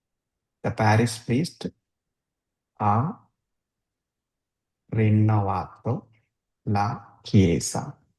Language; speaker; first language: Italian; non-native, fluent; Tamil